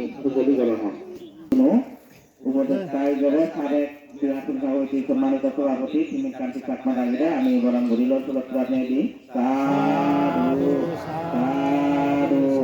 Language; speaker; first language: Bangla; non-native, local second language; Chakma